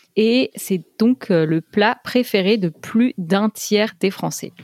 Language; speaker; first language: French; native; French